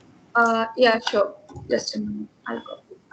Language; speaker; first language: English; non-native, local second language; Marathi